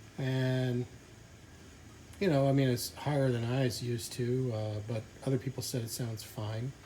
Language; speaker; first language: English; native; English